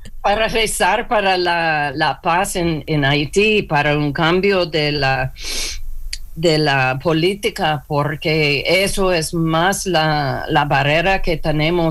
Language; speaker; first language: Spanish; non-native, learner; English